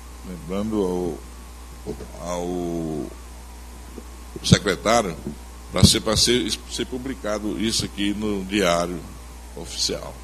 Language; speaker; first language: Portuguese; native; Portuguese